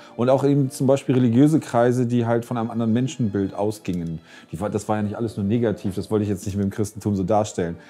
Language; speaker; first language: German; native; German